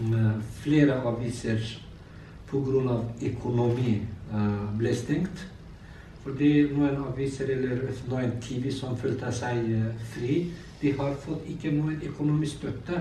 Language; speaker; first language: Norwegian; non-native, learner; Azerbaijani